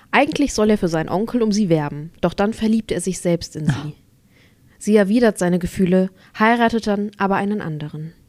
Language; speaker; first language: German; early bilingual, other home language; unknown